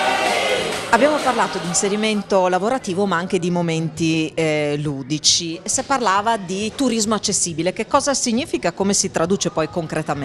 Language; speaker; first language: Italian; native; Italian